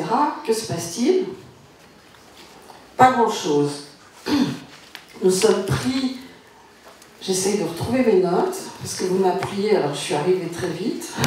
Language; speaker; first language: French; native; French